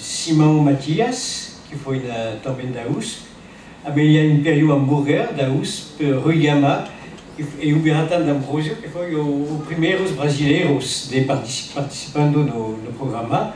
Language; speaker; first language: Portuguese; non-native, learner; French